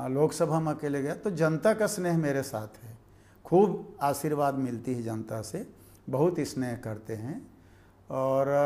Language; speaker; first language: Hindi; native; Hindi